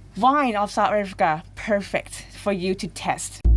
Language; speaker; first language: English; non-native, fluent; Thai